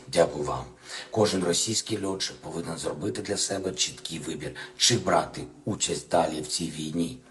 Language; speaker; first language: Ukrainian; non-native, local second language; Russian